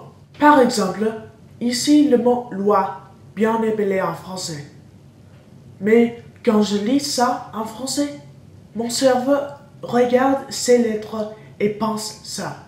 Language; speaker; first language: French; non-native, learner; English